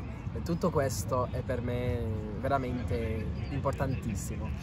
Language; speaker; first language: Italian; non-native, fluent; French